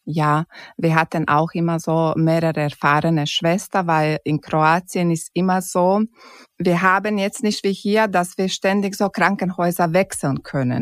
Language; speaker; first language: German; non-native, fluent; Croatian